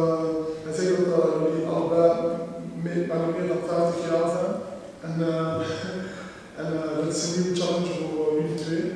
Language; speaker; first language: Dutch; non-native, local second language; French